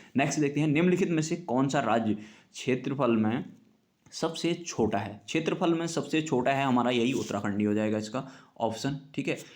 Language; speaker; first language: Hindi; native; Hindi